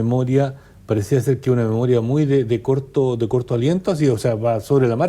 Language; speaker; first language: Spanish; native; Spanish